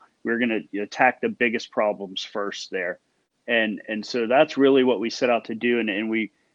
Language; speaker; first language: English; native; English